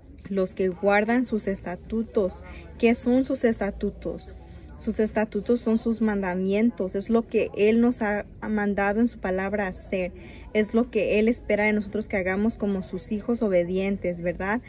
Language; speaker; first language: Spanish; early bilingual, heritage; Spanish